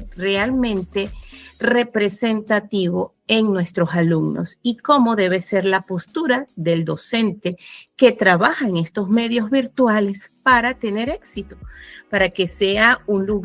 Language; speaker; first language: Spanish; native; Spanish